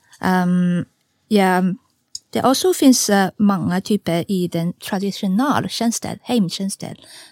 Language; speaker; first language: Swedish; non-native, fluent; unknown